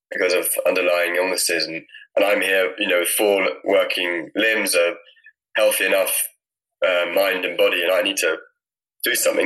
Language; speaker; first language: English; native; English